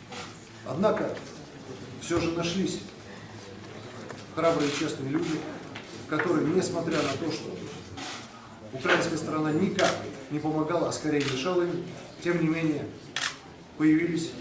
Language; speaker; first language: Russian; native; Russian